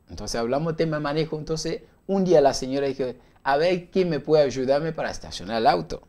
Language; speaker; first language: Spanish; non-native, learner; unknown